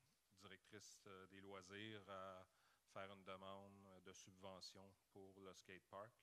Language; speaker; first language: French; native; French